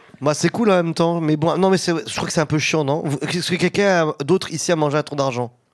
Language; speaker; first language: French; native; French